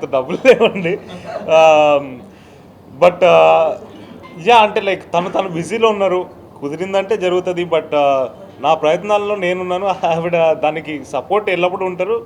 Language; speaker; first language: Telugu; native; Telugu